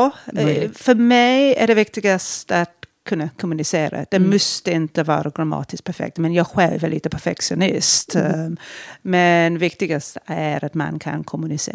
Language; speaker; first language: Swedish; non-native, fluent; English